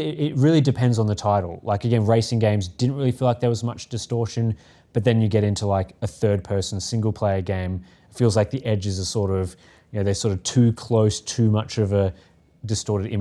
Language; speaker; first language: English; native; English